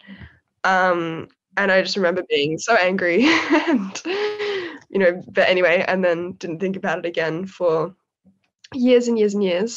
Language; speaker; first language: English; native; English